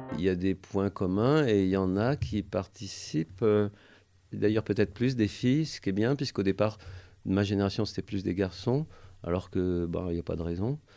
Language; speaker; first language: French; native; French